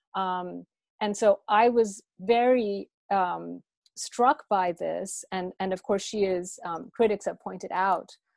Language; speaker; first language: English; native; English